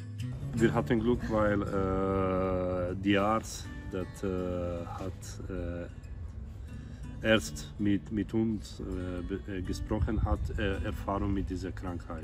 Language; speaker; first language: German; non-native, learner; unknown